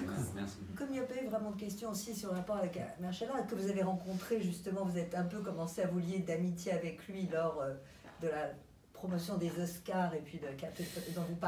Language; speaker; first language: French; native; French